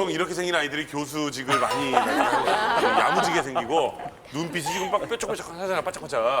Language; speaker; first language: Korean; native; Korean